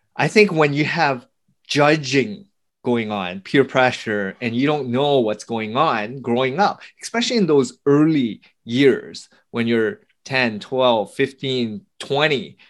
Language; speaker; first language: English; early bilingual, other home language; Vietnamese